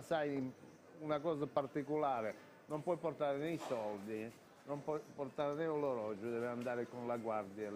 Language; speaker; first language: Italian; non-native, learner; Russian